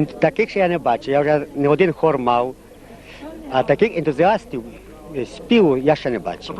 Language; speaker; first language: Ukrainian; native; Ukrainian